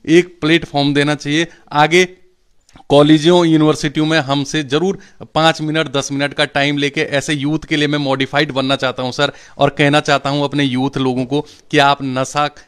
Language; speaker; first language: Hindi; non-native, local second language; Garhwali